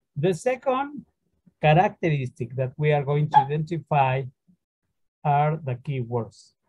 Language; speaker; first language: English; non-native, fluent; Spanish